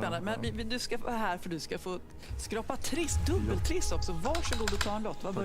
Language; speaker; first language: Swedish; native; Swedish